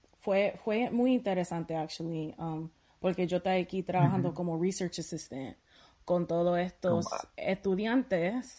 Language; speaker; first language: Spanish; early bilingual, heritage; Spanish